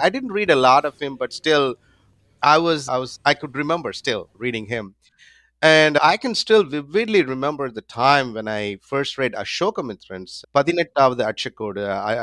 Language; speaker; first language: English; non-native, local second language; Tamil